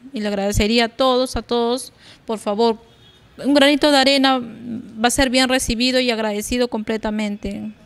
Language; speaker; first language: Spanish; native; Spanish